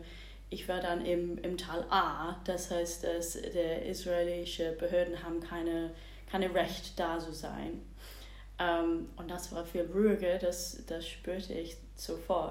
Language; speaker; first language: German; non-native, fluent; English